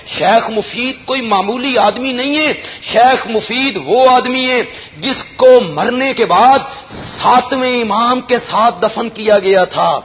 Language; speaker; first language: Urdu; non-native, local second language; Punjabi